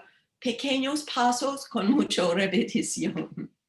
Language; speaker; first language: Spanish; non-native, learner; English